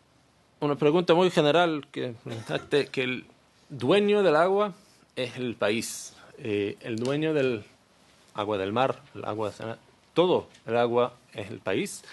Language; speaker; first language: Spanish; non-native, learner; Hebrew